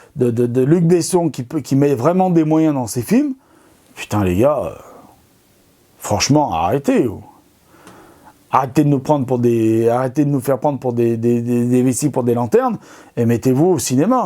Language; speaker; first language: French; native; French